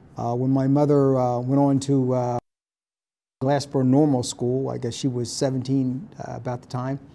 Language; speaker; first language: English; native; English